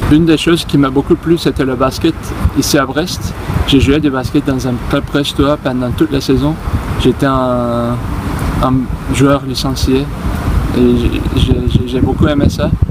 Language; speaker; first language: French; non-native, fluent; Turkish